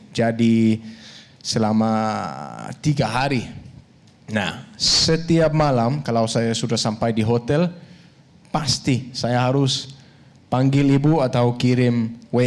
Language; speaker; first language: Indonesian; non-native, fluent; Danish